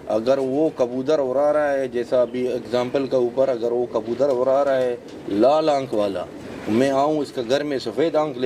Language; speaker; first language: Hindi; non-native, learner; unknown